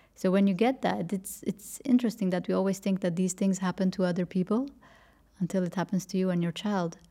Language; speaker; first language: English; non-native, fluent; Dutch